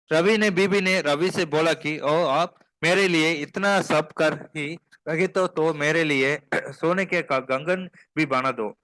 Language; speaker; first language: Hindi; non-native, local second language; Tamil